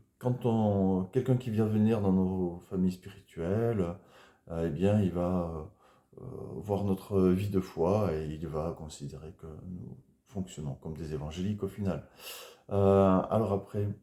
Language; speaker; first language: French; native; French